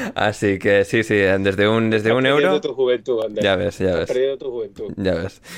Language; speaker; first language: Spanish; native; Spanish